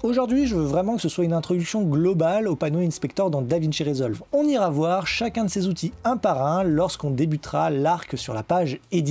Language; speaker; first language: French; native; French